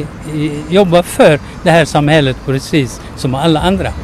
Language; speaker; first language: Swedish; non-native, fluent; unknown